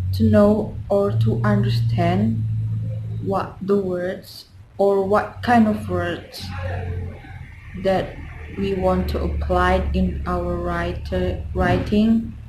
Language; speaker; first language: English; non-native, learner; Indonesian